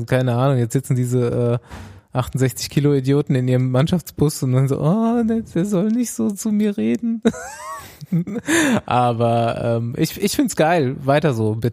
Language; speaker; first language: German; native; German